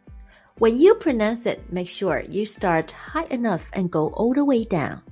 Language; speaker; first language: English; non-native, fluent; Chinese